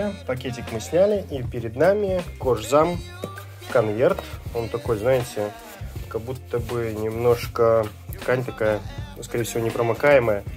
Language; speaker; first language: Russian; native; Russian